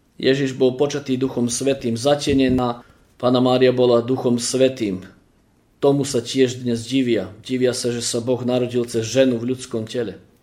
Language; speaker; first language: Slovak; early bilingual, heritage; Slovak